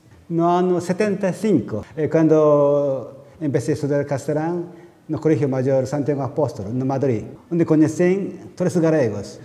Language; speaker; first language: Galician; non-native, learner; Japanese